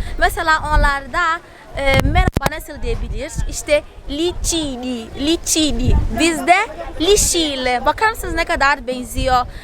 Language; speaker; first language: Turkish; non-native, fluent; Portuguese